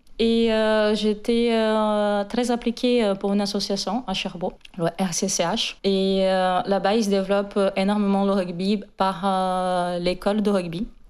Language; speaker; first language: French; non-native, fluent; Portuguese